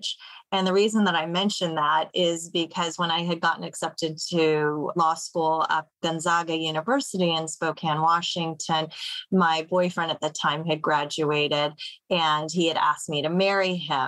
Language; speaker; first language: English; native; English